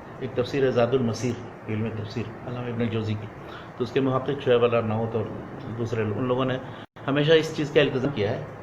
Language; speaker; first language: Urdu; native; Urdu